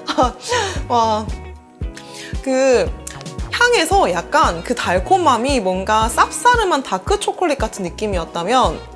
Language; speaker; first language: Korean; native; Korean